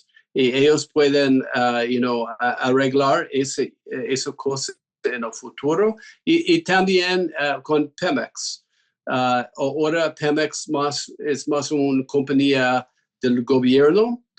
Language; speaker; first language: Spanish; non-native, fluent; English